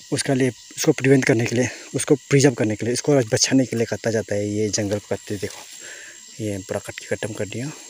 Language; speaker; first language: Hindi; non-native, local second language; Nepali